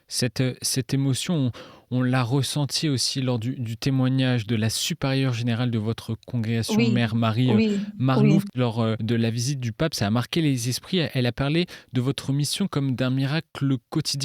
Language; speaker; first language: French; native; French